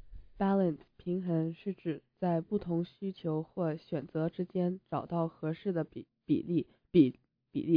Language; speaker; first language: Chinese; early bilingual, heritage; Chinese